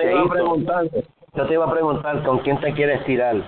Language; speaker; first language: Spanish; early bilingual, heritage; Spanish